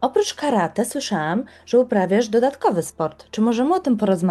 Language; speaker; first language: Polish; native; Polish